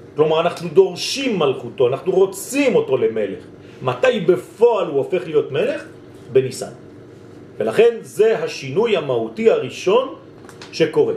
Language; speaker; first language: Hebrew; non-native, fluent; French